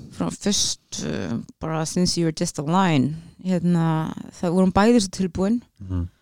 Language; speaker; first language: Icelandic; native; Icelandic